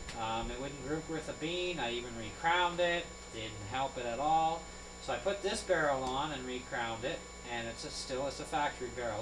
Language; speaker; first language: English; native; English